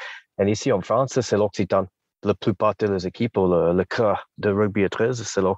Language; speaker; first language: French; non-native, fluent; English